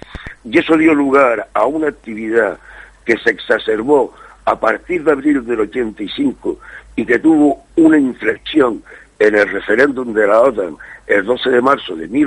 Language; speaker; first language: Spanish; native; Spanish